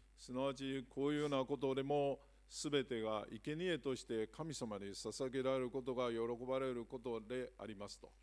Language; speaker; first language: Japanese; non-native, fluent; Chinese